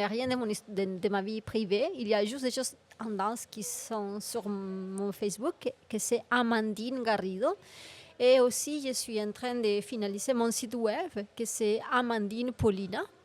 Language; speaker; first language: French; non-native, fluent; Spanish